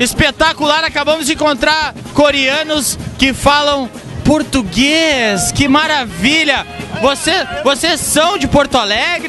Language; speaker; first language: Portuguese; native; Portuguese